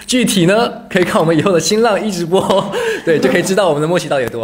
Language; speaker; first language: Chinese; native; Chinese